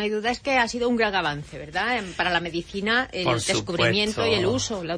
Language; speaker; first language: Spanish; native; Spanish